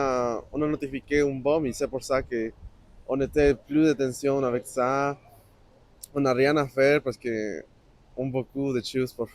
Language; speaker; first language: French; non-native, learner; Spanish